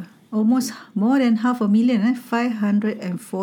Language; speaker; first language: English; non-native, local second language; Malay